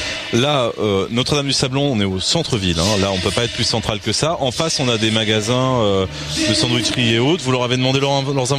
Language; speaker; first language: French; native; French